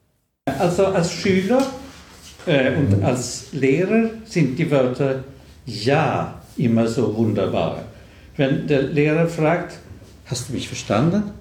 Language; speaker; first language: German; non-native, fluent; Swedish